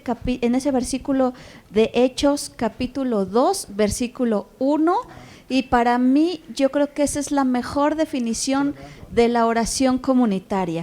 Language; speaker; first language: Spanish; native; Spanish